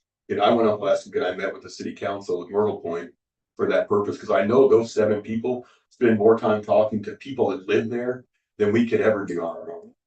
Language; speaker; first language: English; native; English